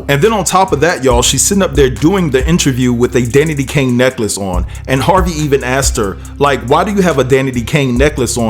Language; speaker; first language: English; native; English